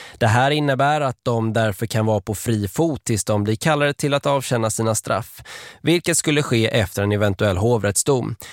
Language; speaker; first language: Swedish; native; Swedish